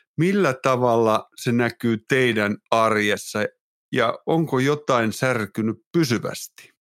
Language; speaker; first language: Finnish; native; Finnish